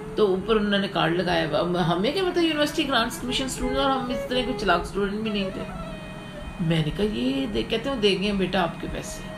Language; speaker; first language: Urdu; non-native, local second language; Punjabi